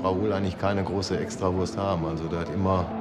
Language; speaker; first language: German; native; German